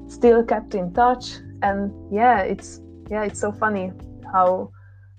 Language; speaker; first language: English; non-native, fluent; Hungarian